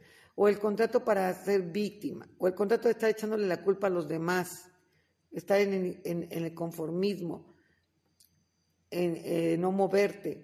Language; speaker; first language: Spanish; native; Spanish